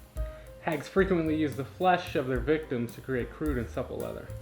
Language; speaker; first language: English; native; English